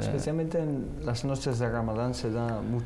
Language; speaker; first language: Spanish; native; Spanish